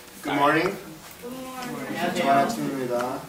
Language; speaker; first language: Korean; early bilingual, heritage; Korean